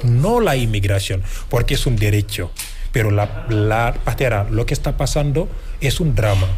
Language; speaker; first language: Spanish; non-native, fluent; Wolof